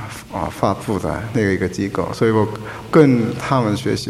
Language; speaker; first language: Chinese; non-native, fluent; Korean